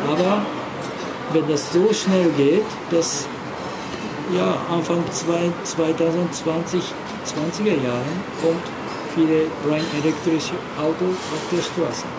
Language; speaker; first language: German; non-native, learner; Japanese